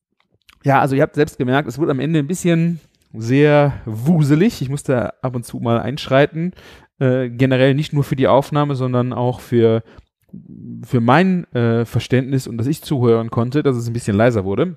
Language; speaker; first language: German; native; German